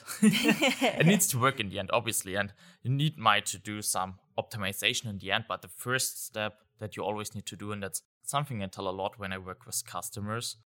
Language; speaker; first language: English; non-native, fluent; German